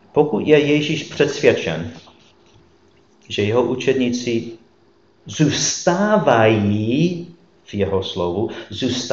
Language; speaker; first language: Czech; non-native, fluent; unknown